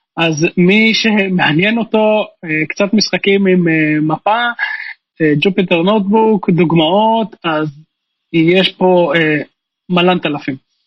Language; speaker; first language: Hebrew; native; Hebrew